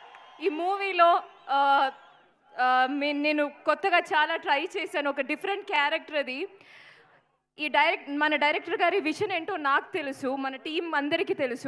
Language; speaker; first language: Telugu; non-native, fluent; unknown